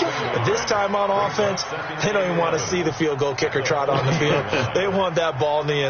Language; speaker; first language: English; native; English